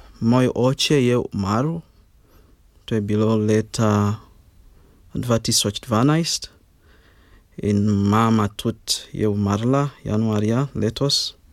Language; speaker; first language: Slovenian; non-native, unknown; Ganda